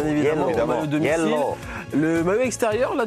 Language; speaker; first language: French; native; French